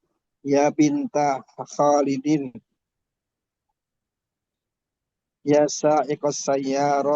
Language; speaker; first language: Arabic; non-native, learner; Indonesian